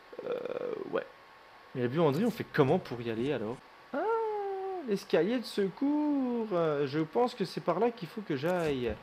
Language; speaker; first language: French; native; French